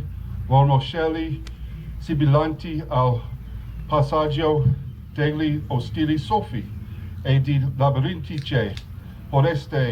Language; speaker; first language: Italian; non-native, learner; English